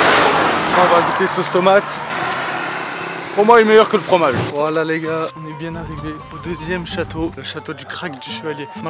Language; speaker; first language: French; native; French